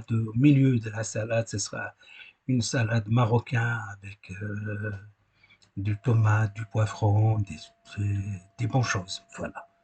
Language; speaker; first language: French; non-native, learner; Arabic